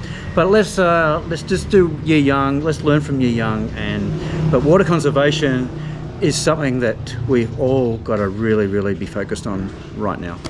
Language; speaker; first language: English; native; English